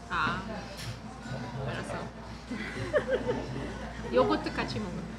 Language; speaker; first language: Korean; non-native, fluent; Russian